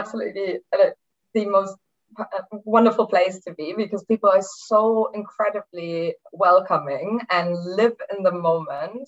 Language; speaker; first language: English; non-native, fluent; German